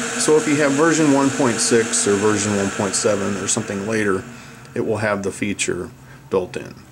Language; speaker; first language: English; native; English